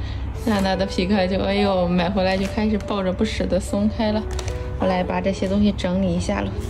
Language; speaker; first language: Chinese; native; Chinese